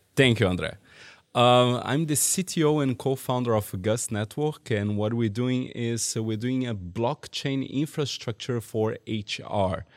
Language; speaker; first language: English; non-native, fluent; Portuguese